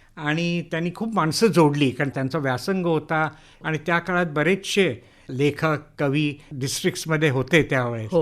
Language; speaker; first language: Marathi; native; Marathi